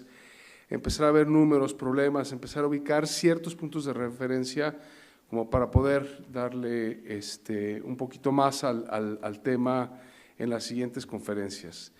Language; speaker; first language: Spanish; native; Spanish